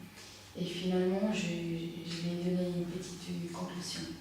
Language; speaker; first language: French; non-native, fluent; Spanish